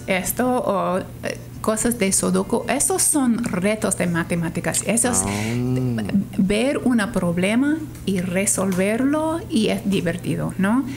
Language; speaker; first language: Spanish; non-native, fluent; English